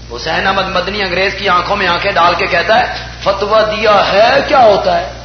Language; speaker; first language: Urdu; non-native, local second language; Punjabi